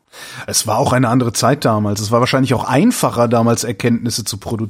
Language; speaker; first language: German; native; German